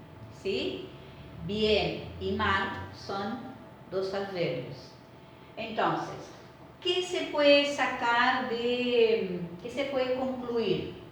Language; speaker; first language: Spanish; non-native, fluent; Portuguese